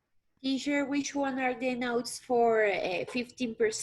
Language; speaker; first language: English; non-native, learner; Spanish